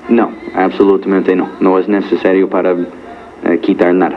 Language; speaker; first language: Spanish; non-native, fluent; English